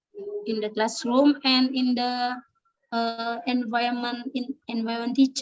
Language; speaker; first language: English; non-native, learner; Indonesian